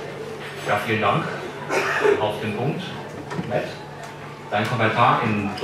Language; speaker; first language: German; native; German